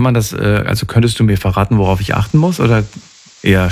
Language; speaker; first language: German; native; German